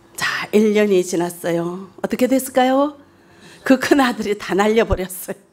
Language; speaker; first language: Korean; early bilingual, heritage; Korean